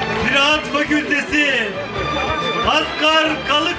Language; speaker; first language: Turkish; native; Turkish